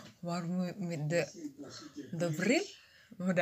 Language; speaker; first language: Dutch; non-native, learner; Filipino